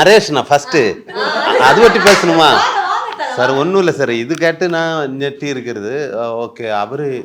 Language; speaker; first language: Tamil; non-native, learner; Malayalam